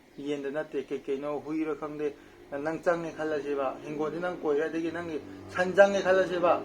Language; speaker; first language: Manipuri; native; Manipuri